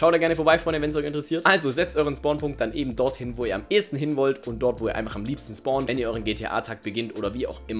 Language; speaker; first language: German; native; German